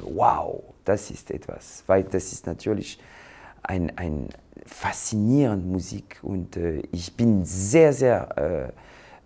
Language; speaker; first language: German; non-native, fluent; French